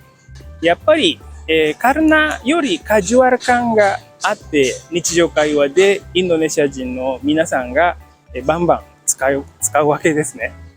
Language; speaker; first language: Japanese; non-native, fluent; Indonesian